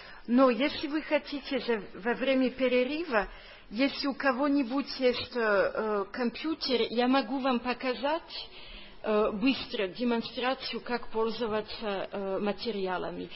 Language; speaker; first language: Russian; non-native, learner; French